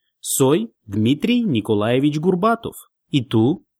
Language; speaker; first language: Spanish; non-native, learner; Russian